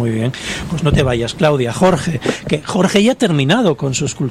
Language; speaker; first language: Spanish; native; Spanish